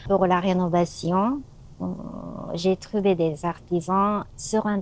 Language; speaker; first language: French; non-native, learner; Japanese